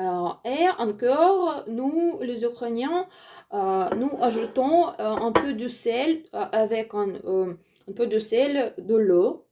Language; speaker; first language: French; non-native, learner; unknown